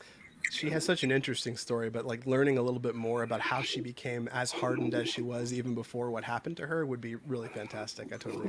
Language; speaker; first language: English; native; English